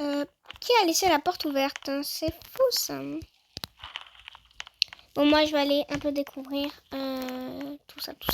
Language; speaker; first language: French; native; French